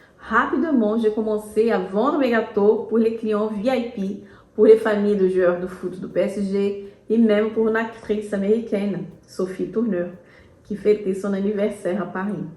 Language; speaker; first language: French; non-native, fluent; Portuguese